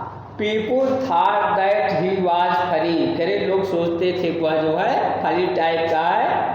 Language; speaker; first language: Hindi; native; Hindi